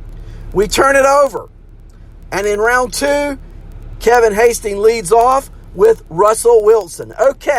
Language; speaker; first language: English; native; English